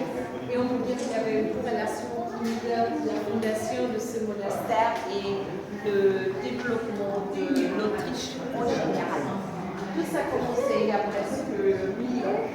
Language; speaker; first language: French; non-native, fluent; German